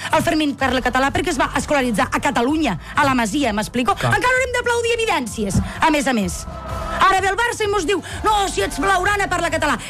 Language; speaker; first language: Catalan; native; Catalan